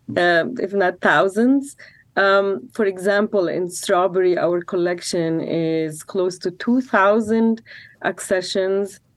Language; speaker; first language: English; non-native, fluent; Arabic